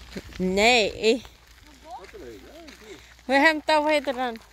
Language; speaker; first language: Swedish; non-native, learner; Cebuano